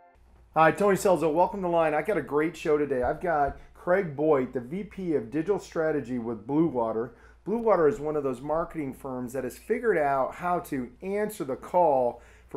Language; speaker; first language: English; native; English